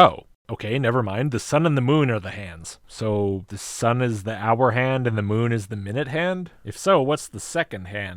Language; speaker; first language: English; native; English